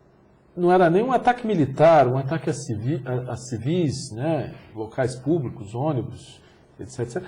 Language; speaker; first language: Portuguese; native; Portuguese